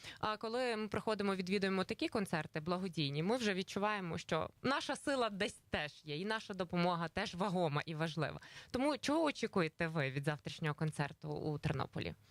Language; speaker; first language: Ukrainian; native; Ukrainian